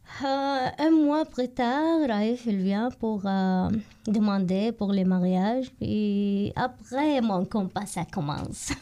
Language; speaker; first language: French; non-native, learner; Arabic